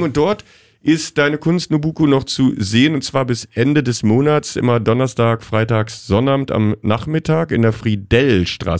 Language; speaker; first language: German; native; German